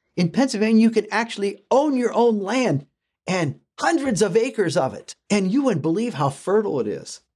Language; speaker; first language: English; early bilingual, other home language; German